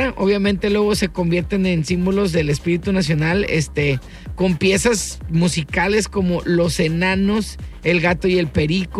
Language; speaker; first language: Spanish; native; Spanish